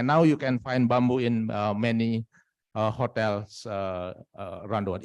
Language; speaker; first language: English; non-native, fluent; Indonesian